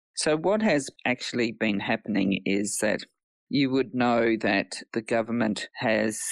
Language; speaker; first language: English; native; English